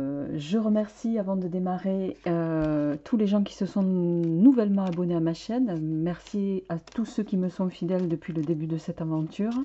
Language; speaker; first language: French; native; French